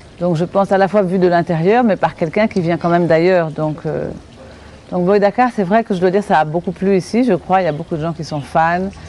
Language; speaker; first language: French; native; French